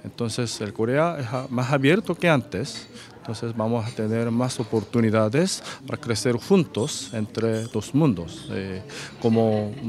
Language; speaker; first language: Spanish; non-native, fluent; Korean